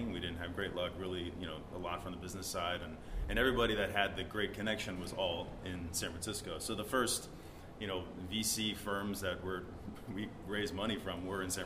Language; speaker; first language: English; native; English